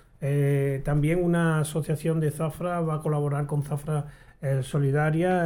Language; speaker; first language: Spanish; native; Spanish